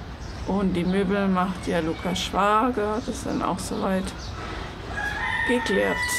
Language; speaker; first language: German; native; German